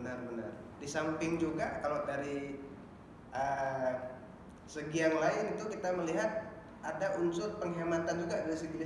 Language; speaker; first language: Indonesian; native; Indonesian